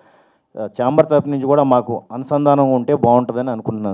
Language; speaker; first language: Telugu; native; Telugu